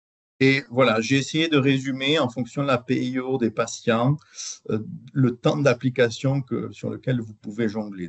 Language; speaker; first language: French; native; French